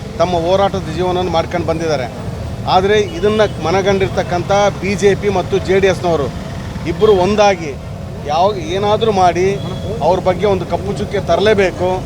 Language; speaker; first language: Kannada; native; Kannada